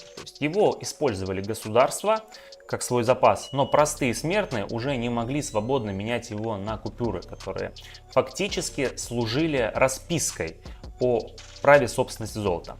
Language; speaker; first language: Russian; native; Russian